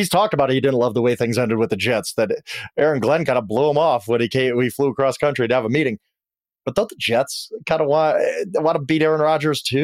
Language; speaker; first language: English; native; English